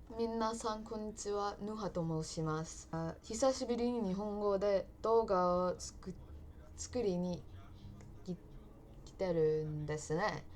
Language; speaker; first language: Japanese; non-native, learner; English